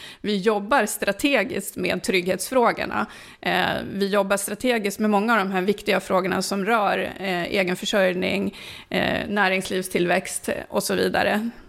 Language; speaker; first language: Swedish; early bilingual, other home language; Finnish